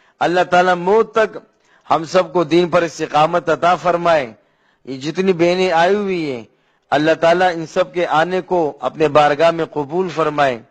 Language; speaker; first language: Urdu; non-native, local second language; Pashto